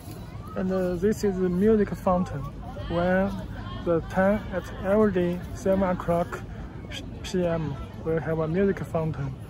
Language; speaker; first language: English; non-native, learner; Chinese